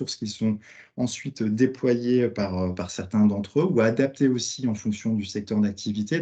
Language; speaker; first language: French; native; French